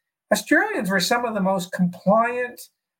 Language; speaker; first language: English; native; English